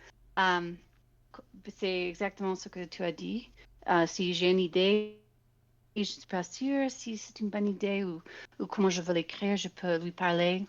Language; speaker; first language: French; non-native, fluent; English